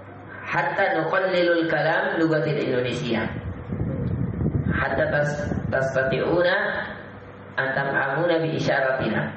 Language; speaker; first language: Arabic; non-native, fluent; Indonesian